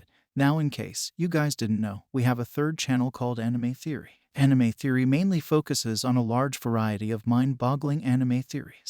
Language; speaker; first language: English; native; English